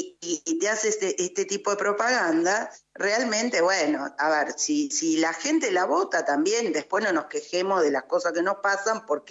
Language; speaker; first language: Spanish; native; Spanish